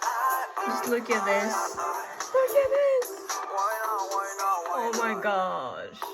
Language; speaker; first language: English; non-native, learner; Kazakh